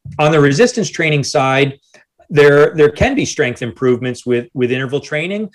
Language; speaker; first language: English; native; English